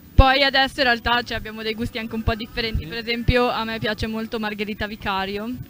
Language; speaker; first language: Italian; native; Italian